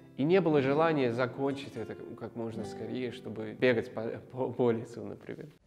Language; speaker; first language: Russian; non-native, fluent; English